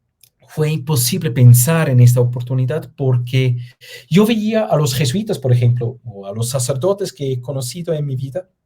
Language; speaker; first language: Spanish; non-native, fluent; German